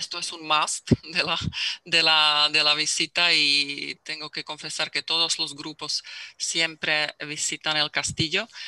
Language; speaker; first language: Spanish; non-native, fluent; Czech